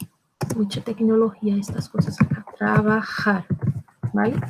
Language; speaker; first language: Spanish; non-native, fluent; Portuguese